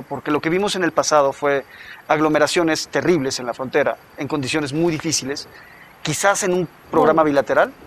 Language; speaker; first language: Spanish; native; Spanish